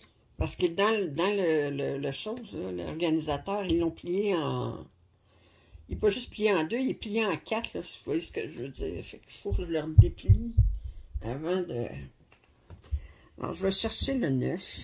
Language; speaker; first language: French; native; French